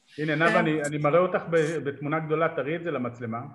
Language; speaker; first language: Hebrew; native; Hebrew